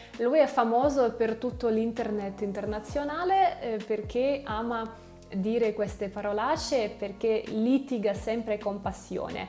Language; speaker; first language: Italian; non-native, fluent; Russian